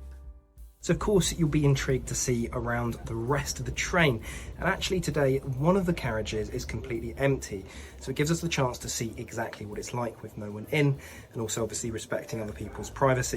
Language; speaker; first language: English; native; English